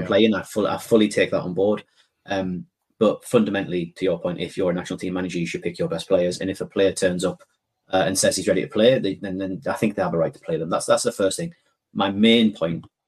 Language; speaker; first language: English; native; English